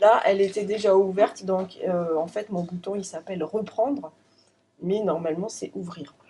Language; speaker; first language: French; native; French